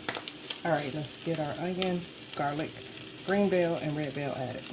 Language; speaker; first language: English; native; English